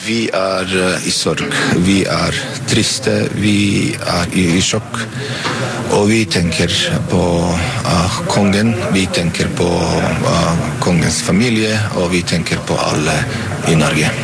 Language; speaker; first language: Norwegian; non-native, fluent; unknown